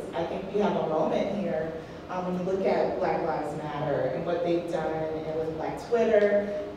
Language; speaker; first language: English; native; English